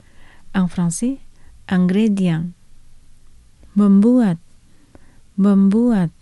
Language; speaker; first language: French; non-native, fluent; Indonesian